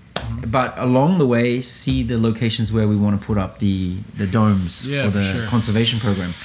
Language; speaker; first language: English; native; English